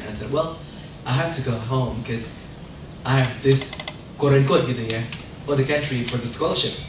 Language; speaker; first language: English; non-native, fluent; Indonesian